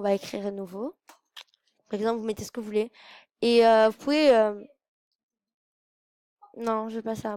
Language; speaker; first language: French; native; French